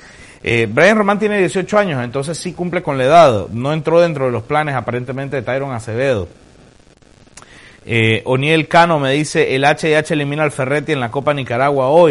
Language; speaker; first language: Spanish; native; Spanish